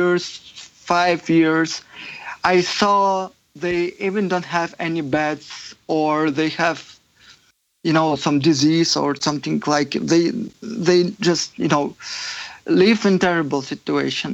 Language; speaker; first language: English; non-native, fluent; Ukrainian